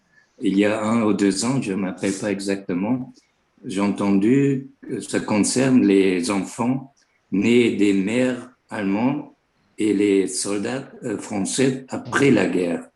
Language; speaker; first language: French; non-native, fluent; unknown